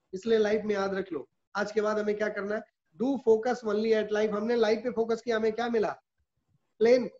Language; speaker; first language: Hindi; native; Hindi